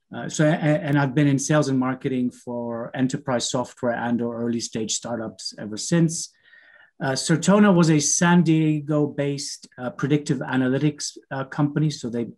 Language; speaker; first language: English; native; English